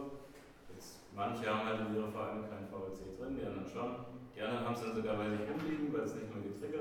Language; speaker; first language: German; native; German